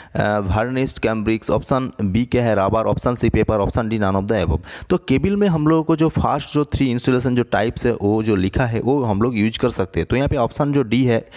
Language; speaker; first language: Hindi; native; Hindi